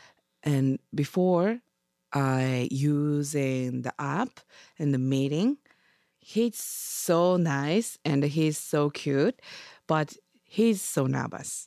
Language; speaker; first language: English; non-native, learner; Japanese